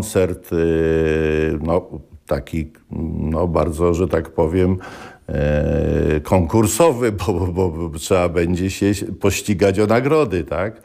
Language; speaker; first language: Polish; native; Polish